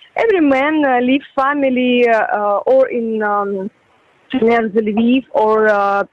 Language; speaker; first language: English; non-native, learner; Ukrainian